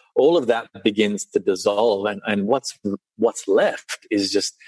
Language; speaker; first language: English; early bilingual, other home language; Sinhala